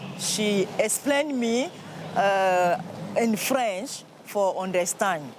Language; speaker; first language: English; non-native, learner; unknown